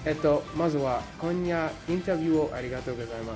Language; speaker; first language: Japanese; non-native, learner; English